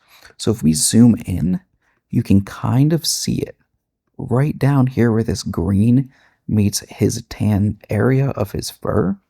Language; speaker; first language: English; native; English